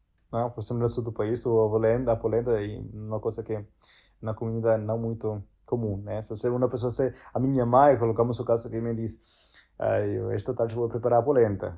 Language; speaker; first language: Portuguese; non-native, fluent; Italian